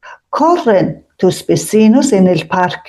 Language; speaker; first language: Spanish; non-native, fluent; Mongolian